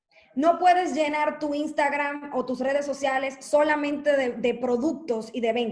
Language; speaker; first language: Spanish; native; Spanish